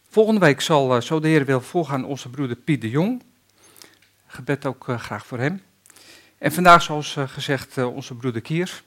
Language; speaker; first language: Dutch; native; Dutch